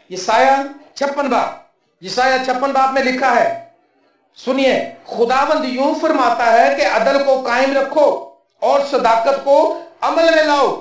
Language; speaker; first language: Urdu; non-native, local second language; Punjabi